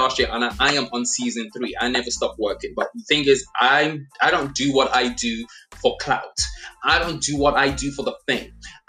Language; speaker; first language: English; non-native, local second language; Yoruba